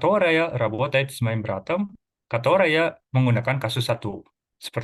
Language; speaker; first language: Russian; non-native, fluent; Indonesian